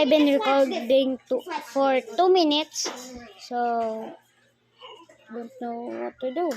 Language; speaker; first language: English; non-native, local second language; Filipino